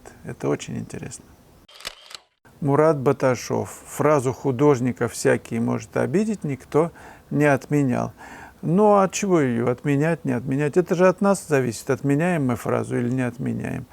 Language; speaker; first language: Russian; native; Russian